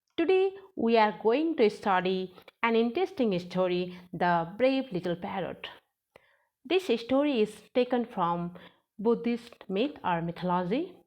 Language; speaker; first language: English; non-native, local second language; Nepali